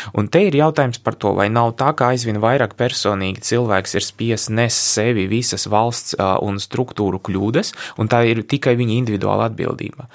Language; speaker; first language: Latvian; non-native, local second language; Russian